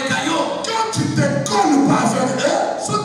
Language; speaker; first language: French; non-native, local second language; Lingala